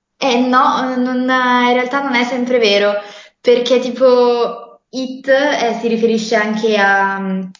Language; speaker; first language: Italian; native; Italian